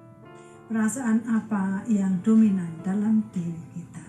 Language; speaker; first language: Indonesian; native; Indonesian